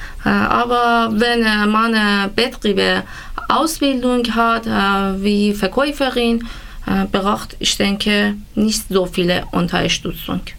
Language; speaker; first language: German; non-native, learner; Persian